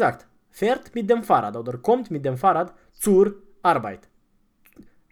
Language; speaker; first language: German; non-native, fluent; Romanian